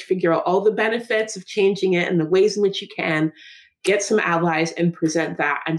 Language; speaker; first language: English; native; English